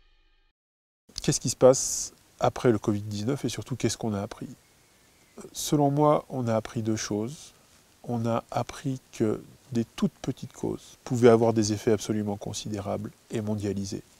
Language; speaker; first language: French; native; French